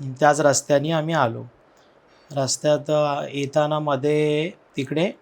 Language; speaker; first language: Marathi; non-native, local second language; Telugu